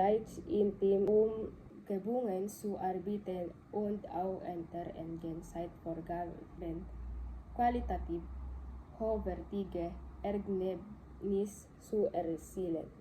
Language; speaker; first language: German; non-native, learner; Filipino